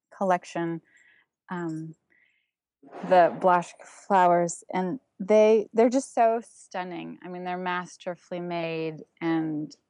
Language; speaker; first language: English; non-native, fluent; German